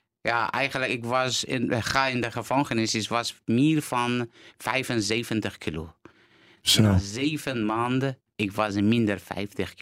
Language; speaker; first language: Dutch; non-native, learner; Persian